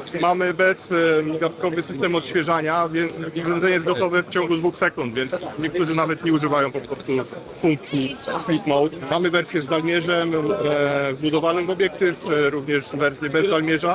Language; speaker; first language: Polish; native; Polish